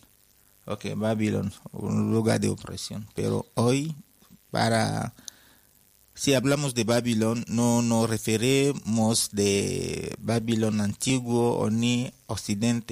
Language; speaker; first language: Spanish; non-native, fluent; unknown